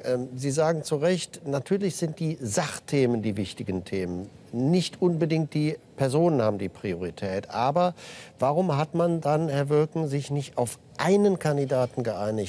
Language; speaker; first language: German; native; German